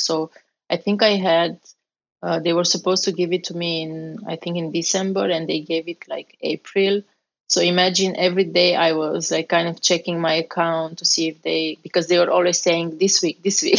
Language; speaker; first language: English; non-native, fluent; Romanian